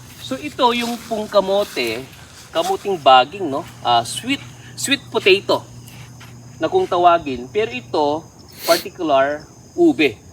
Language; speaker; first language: Filipino; non-native, local second language; Iloko